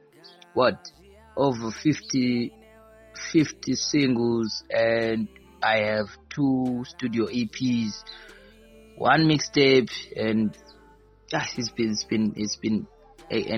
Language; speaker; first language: English; non-native, local second language; Shona